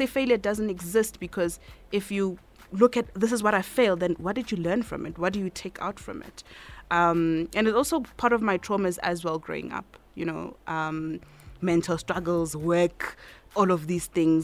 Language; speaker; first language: English; non-native, local second language; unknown